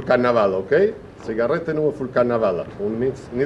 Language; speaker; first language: German; non-native, learner; Spanish